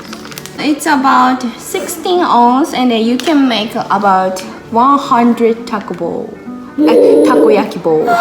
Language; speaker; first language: English; non-native, fluent; Japanese